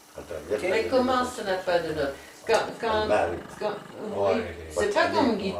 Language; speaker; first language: French; non-native, fluent; Dutch